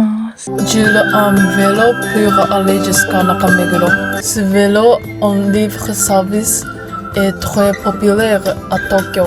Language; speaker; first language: French; non-native, learner; Japanese